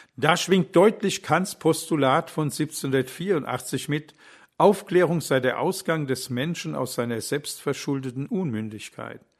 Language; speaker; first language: German; native; German